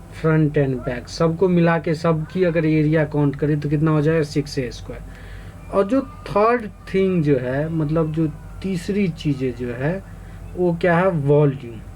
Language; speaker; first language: Hindi; native; Hindi